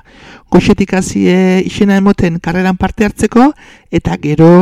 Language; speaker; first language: Basque; native; Basque